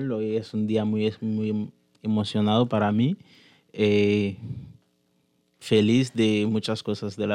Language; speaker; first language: Spanish; non-native, fluent; Haitian Creole